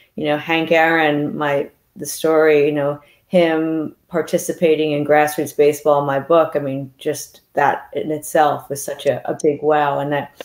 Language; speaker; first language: English; native; English